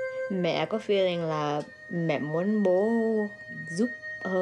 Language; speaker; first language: Vietnamese; early bilingual, heritage; Vietnamese